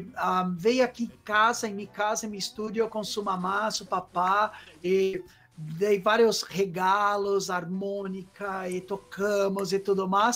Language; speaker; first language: Spanish; non-native, fluent; Portuguese